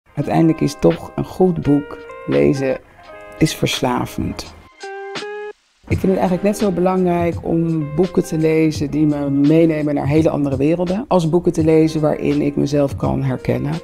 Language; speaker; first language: Dutch; native; Dutch